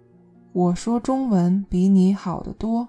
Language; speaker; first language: Chinese; non-native, learner; English